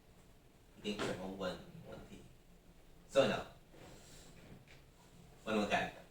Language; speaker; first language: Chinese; non-native, learner; English